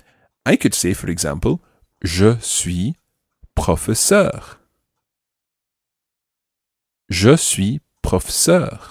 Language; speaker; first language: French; non-native, fluent; English